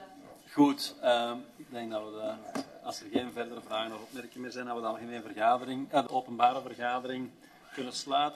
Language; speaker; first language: Dutch; native; Dutch